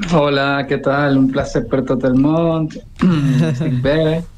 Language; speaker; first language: Catalan; non-native, learner; Spanish